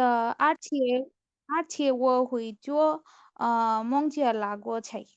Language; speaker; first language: Chinese; non-native, learner; Bangla